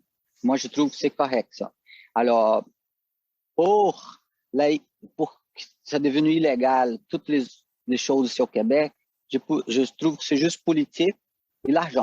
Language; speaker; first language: French; non-native, fluent; Portuguese